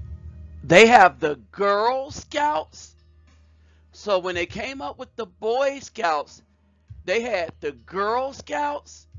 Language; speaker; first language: English; native; English